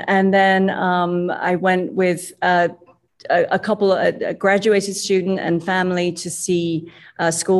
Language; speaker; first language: English; native; English